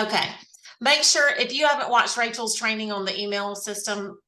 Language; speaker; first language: English; native; English